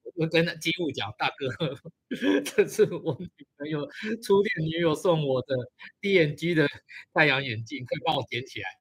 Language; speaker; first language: Chinese; native; Chinese